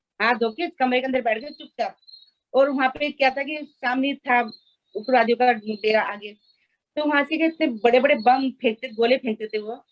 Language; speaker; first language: Hindi; non-native, local second language; Nepali